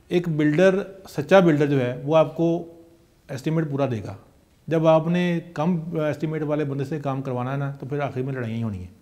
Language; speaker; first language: Urdu; non-native, local second language; Punjabi